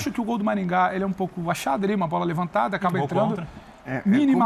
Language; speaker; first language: Portuguese; native; Portuguese